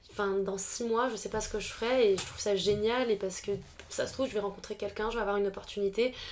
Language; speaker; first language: French; native; French